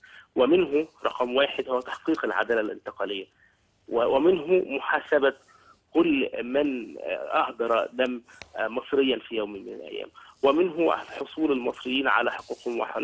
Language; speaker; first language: Arabic; native; Arabic